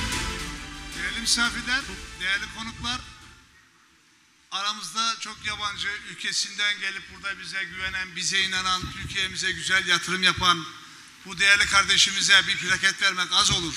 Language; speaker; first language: Turkish; native; Turkish